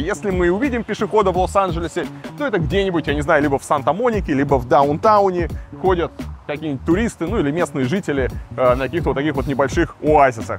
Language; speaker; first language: Russian; native; Russian